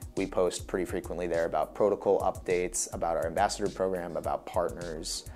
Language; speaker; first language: English; native; English